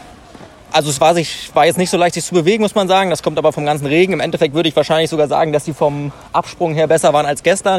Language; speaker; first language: German; native; German